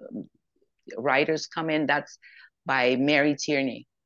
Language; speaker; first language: English; non-native, fluent; Ukrainian